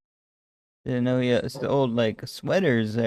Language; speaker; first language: English; native; English